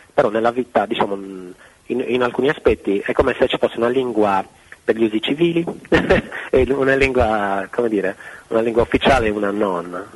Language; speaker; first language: Italian; native; Italian